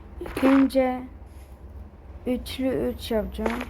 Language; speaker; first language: Turkish; early bilingual, other home language; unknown